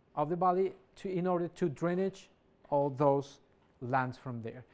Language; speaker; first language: English; non-native, fluent; Spanish